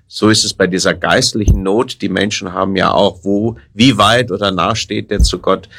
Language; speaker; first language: German; native; German